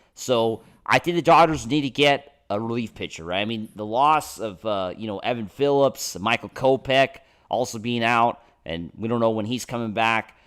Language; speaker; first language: English; native; English